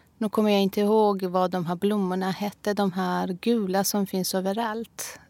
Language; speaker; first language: Swedish; non-native, fluent; Persian